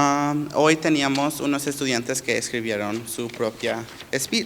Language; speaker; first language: Spanish; early bilingual, heritage; Spanish